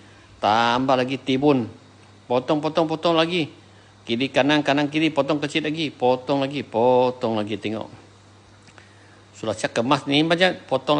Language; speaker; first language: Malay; non-native, local second language; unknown